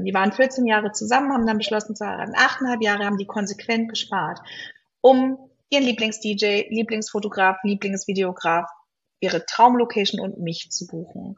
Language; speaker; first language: German; native; German